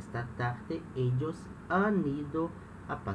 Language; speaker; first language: Spanish; non-native, fluent; Portuguese